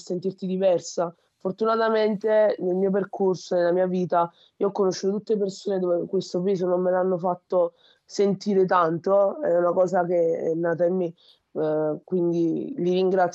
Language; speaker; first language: Italian; early bilingual, other home language; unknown